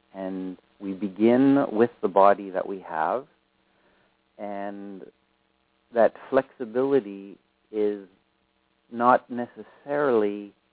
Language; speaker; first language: English; native; English